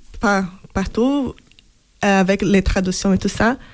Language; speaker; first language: French; non-native, fluent; Portuguese